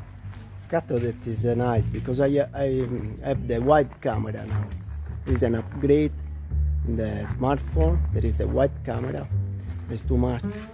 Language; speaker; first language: English; non-native, learner; Italian